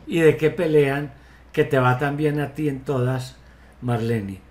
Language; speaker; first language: Spanish; native; Spanish